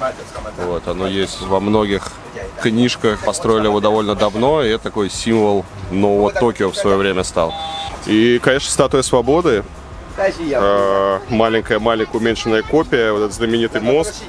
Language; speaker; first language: Russian; native; Russian